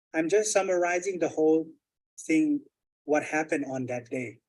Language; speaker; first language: English; non-native, fluent; Thai